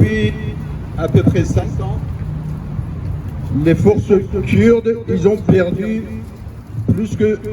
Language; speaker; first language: French; non-native, learner; Kurdish